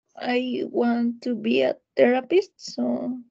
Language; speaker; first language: English; non-native, learner; Spanish